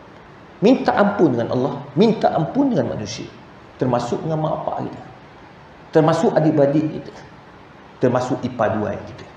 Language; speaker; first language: Malay; native; Malay